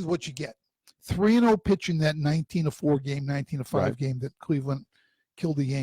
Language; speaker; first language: English; native; English